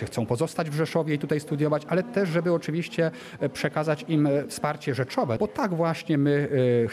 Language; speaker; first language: Polish; native; Polish